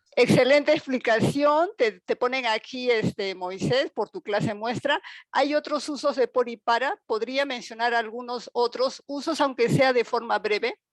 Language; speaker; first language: Spanish; native; Spanish